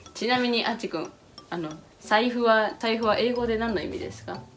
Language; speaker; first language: Japanese; native; Japanese